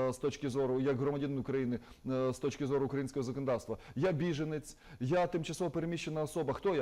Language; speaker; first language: Ukrainian; native; Ukrainian